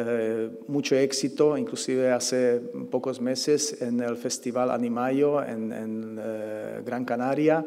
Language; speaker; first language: Spanish; non-native, fluent; Slovak